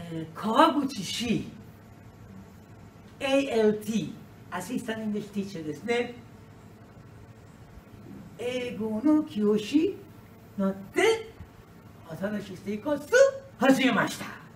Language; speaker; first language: Japanese; non-native, learner; Persian